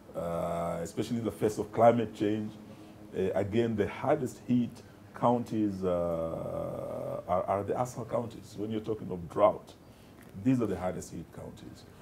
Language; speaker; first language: English; non-native, local second language; Luyia